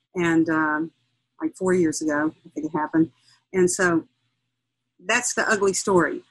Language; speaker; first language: English; native; English